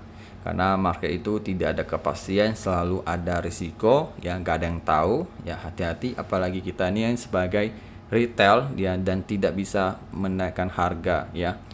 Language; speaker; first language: Indonesian; native; Indonesian